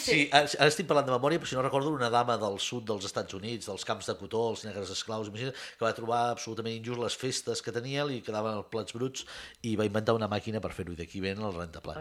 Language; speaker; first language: Catalan; native; Catalan